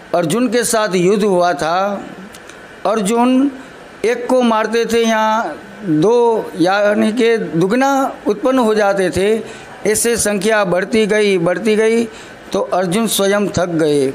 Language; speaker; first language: Hindi; non-native, local second language; Gujarati